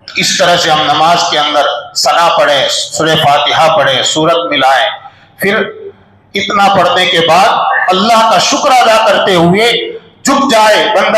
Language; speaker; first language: Urdu; non-native, local second language; Gujarati